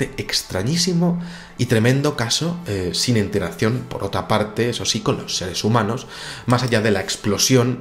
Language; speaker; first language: Spanish; native; Spanish